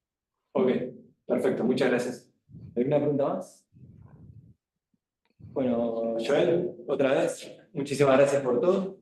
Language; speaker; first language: Spanish; native; Spanish